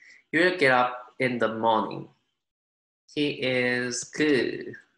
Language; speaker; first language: English; non-native, fluent; Korean